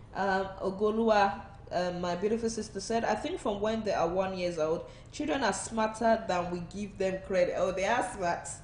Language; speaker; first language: English; non-native, local second language; Yoruba